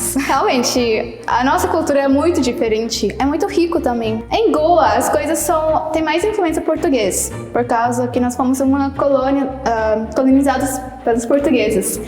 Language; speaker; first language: Portuguese; non-native, fluent; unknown